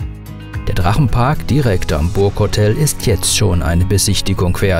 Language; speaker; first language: German; native; German